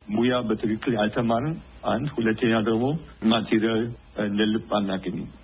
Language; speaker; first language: Amharic; non-native, fluent; German